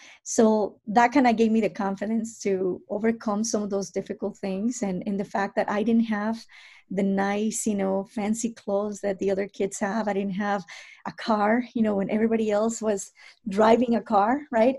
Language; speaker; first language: English; non-native, fluent; Spanish